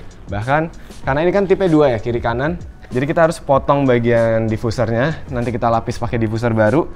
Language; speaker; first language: Indonesian; native; Indonesian